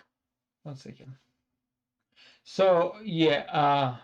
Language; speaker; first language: English; non-native, fluent; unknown